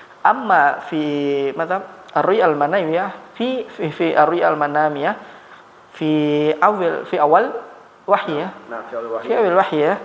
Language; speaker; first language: Arabic; non-native, fluent; Malay